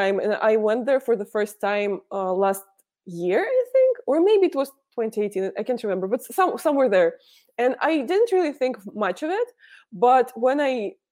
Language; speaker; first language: English; non-native, fluent; Russian